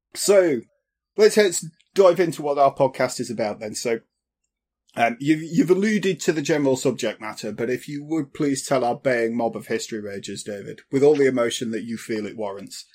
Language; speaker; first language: English; native; English